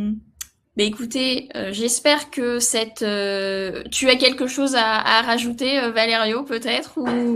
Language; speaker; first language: French; native; French